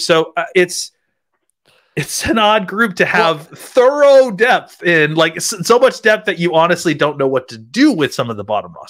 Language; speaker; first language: English; native; English